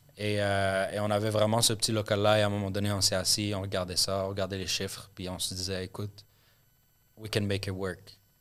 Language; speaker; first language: French; early bilingual, other home language; Arabic